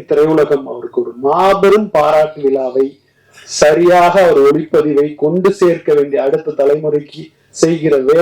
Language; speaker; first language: Tamil; native; Tamil